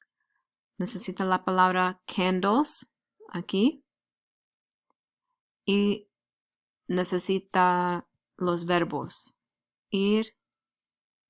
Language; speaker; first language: Spanish; non-native, learner; English